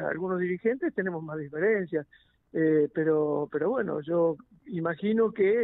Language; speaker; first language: Spanish; native; Spanish